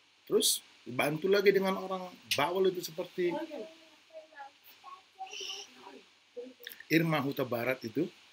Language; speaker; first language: Indonesian; native; Indonesian